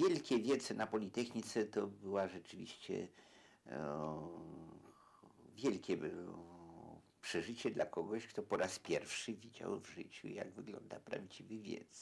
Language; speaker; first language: Polish; native; Polish